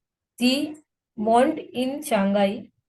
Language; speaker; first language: German; non-native, learner; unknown